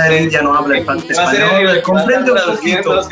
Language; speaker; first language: Spanish; non-native, learner; Italian